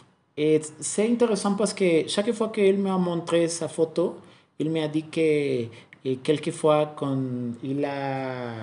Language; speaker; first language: French; non-native, learner; Spanish